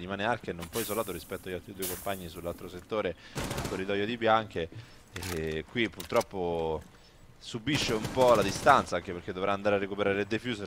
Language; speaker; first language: Italian; native; Italian